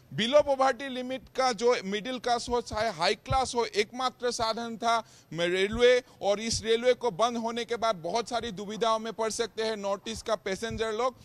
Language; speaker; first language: Hindi; non-native, local second language; Assamese